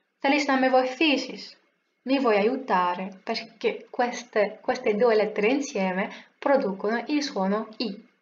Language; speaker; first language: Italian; non-native, fluent; French